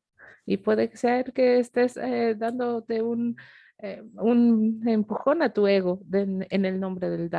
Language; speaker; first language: Spanish; native; Spanish